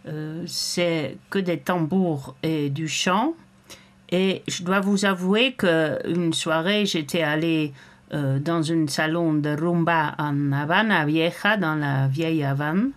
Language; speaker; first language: French; non-native, fluent; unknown